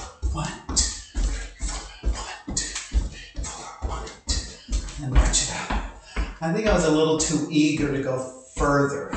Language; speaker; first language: English; native; English